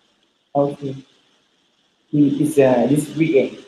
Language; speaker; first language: English; non-native, learner; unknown